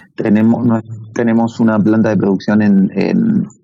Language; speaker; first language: Spanish; native; Spanish